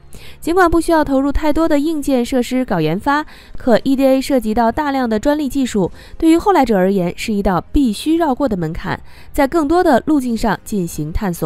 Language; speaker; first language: Chinese; native; Chinese